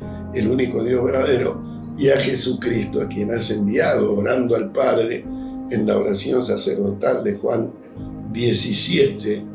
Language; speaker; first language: Spanish; native; Spanish